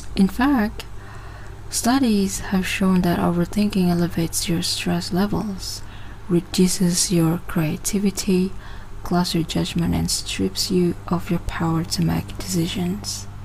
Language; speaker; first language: English; non-native, local second language; Malay